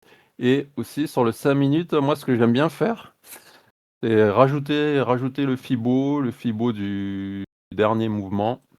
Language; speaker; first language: French; native; French